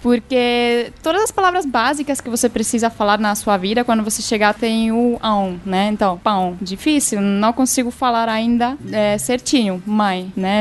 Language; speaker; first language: Portuguese; non-native, fluent; Czech